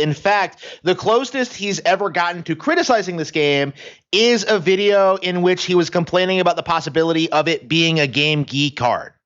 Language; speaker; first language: English; native; English